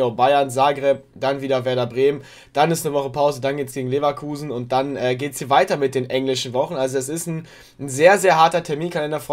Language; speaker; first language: German; native; German